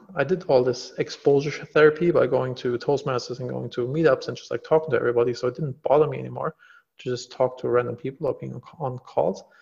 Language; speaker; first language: English; non-native, fluent; German